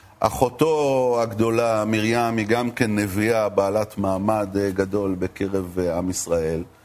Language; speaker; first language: Hebrew; native; Hebrew